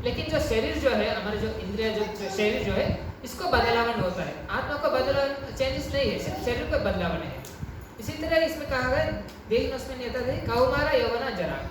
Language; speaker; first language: Hindi; non-native, local second language; Kannada